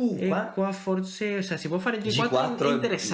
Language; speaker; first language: Italian; non-native, fluent; Spanish